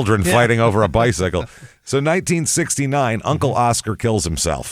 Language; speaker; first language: English; native; English